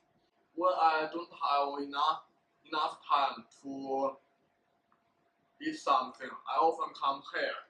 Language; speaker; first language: English; non-native, learner; Chinese